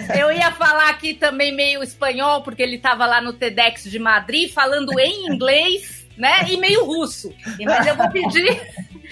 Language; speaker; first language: Portuguese; native; Portuguese